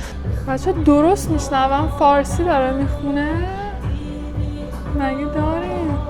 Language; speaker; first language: Persian; native; Persian